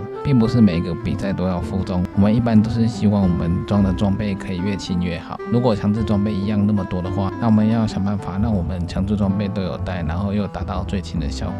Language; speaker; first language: Chinese; native; Chinese